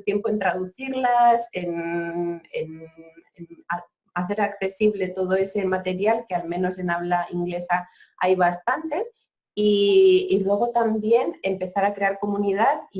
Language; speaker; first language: Spanish; native; Spanish